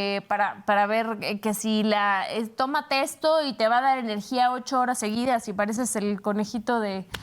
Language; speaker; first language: Spanish; native; Spanish